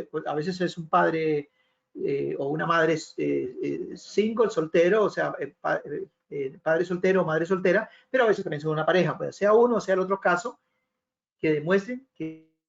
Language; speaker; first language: Spanish; native; Spanish